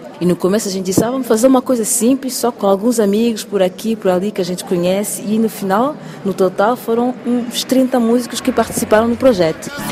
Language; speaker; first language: Portuguese; native; Portuguese